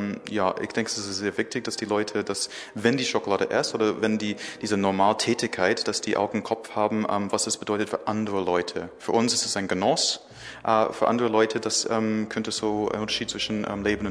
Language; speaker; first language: German; non-native, learner; English